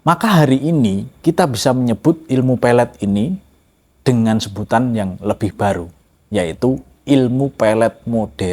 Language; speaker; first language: Indonesian; native; Indonesian